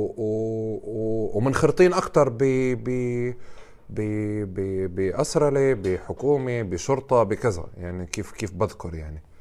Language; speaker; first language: Arabic; native; Arabic